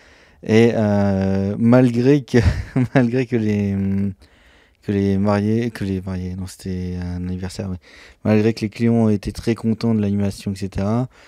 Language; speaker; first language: French; native; French